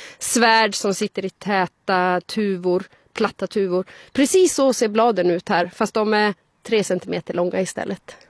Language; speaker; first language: Swedish; native; Swedish